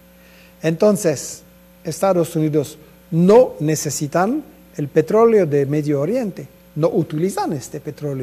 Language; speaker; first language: Spanish; non-native, fluent; French